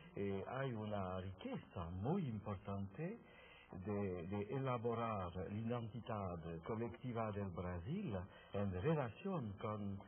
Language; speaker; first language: Spanish; non-native, fluent; French